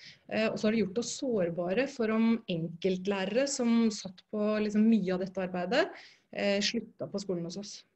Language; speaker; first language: Norwegian; native; Norwegian